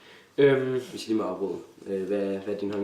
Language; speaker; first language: Danish; native; Danish